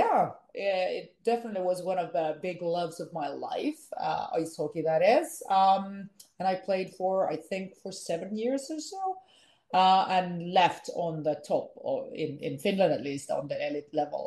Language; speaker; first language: English; non-native, fluent; Finnish